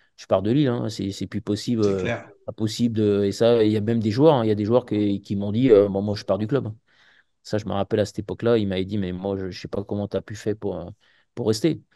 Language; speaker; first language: French; native; French